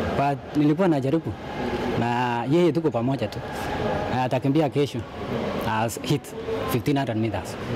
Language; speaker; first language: Swahili; non-native, local second language; Kalenjin